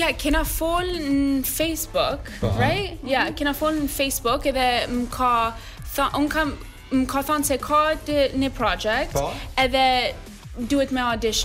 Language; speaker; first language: Albanian; early bilingual, heritage; Albanian